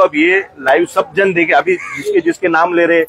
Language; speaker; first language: Hindi; non-native, local second language; Marathi